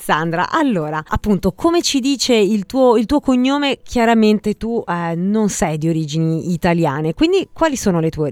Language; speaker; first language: Italian; native; Italian